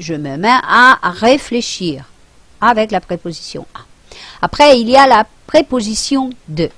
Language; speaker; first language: French; non-native, fluent; Spanish